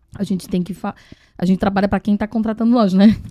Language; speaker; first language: Portuguese; non-native, fluent; Chinese